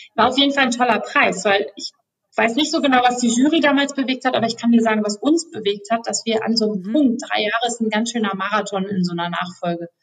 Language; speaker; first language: German; native; German